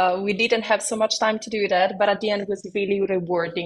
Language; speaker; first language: English; non-native, fluent; Italian